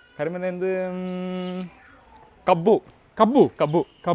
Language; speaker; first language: Malayalam; non-native, local second language; Kannada